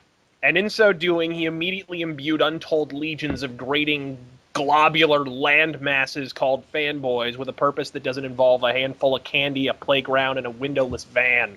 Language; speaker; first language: English; native; English